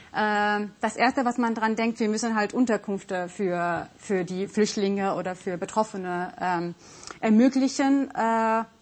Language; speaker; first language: German; non-native, fluent; Russian